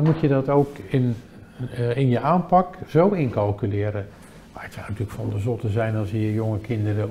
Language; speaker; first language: Dutch; native; Dutch